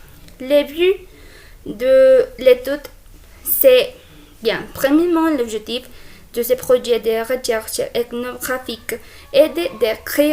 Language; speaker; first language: French; non-native, fluent; Spanish